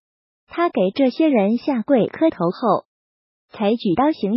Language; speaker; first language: Chinese; native; Chinese